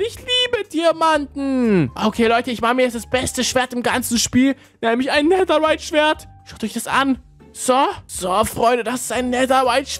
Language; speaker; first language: German; native; German